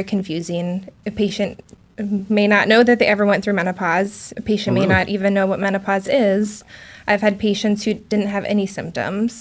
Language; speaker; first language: English; native; English